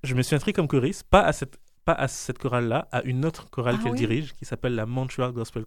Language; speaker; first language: French; native; French